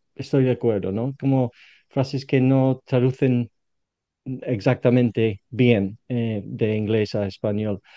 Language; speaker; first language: Spanish; non-native, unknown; English